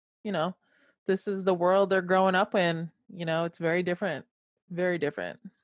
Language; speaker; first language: English; native; English